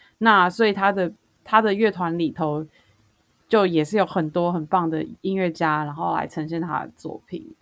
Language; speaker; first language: Chinese; native; Chinese